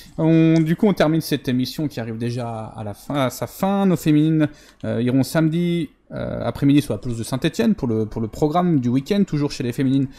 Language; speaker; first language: French; native; French